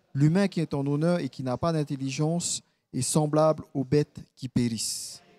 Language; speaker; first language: French; native; French